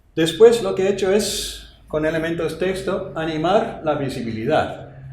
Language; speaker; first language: Spanish; non-native, fluent; English